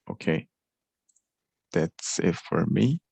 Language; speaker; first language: English; non-native, learner; Korean